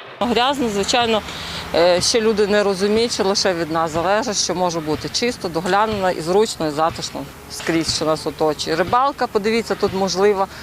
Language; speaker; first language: Ukrainian; native; Ukrainian